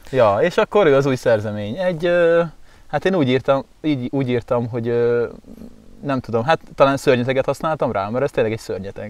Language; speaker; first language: Hungarian; native; Hungarian